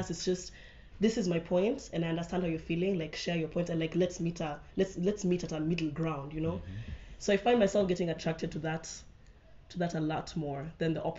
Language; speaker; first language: English; non-native, local second language; Swahili